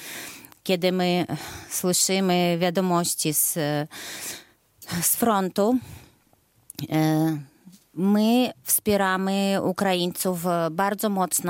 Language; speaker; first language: Polish; non-native, fluent; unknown